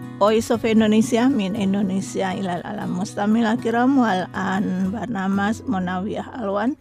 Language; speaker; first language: Arabic; non-native, fluent; Indonesian